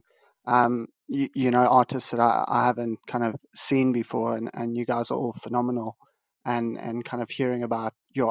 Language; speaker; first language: English; native; English